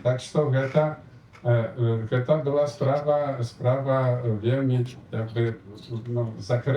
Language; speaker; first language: Polish; non-native, learner; Belarusian